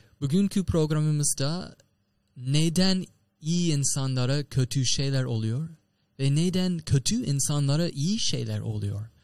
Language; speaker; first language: Turkish; non-native, fluent; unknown